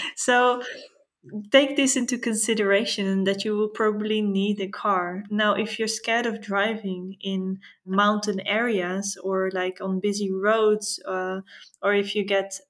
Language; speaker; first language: English; non-native, fluent; Dutch